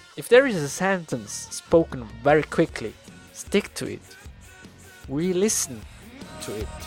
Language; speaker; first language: English; non-native, fluent; Swiss German